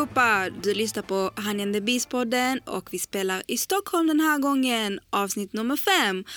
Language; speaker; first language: Swedish; early bilingual, other home language; Arabic